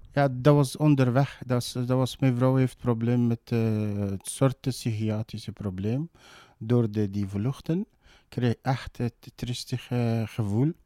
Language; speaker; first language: Dutch; non-native, learner; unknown